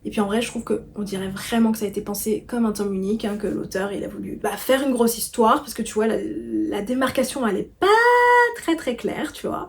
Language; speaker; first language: French; native; French